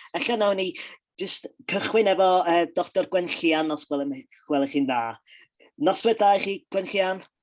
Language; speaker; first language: Welsh; non-native, local second language; English